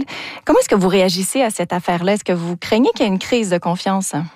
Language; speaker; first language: French; native; French